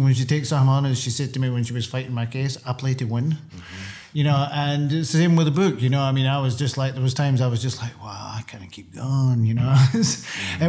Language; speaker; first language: English; native; English